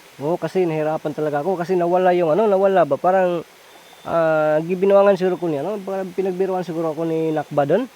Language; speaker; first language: Filipino; non-native, local second language; Cebuano